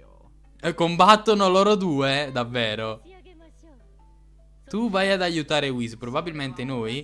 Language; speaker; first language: Italian; native; Italian